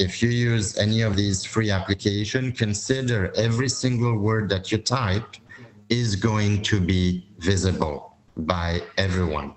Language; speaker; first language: English; non-native, fluent; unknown